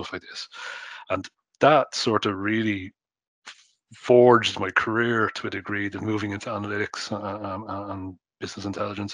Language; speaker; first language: English; native; English